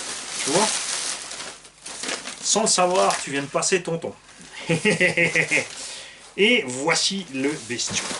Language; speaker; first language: French; native; French